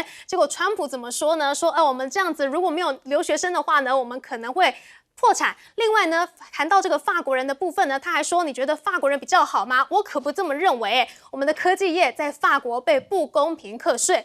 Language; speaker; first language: Chinese; native; Chinese